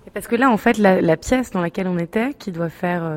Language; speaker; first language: French; native; French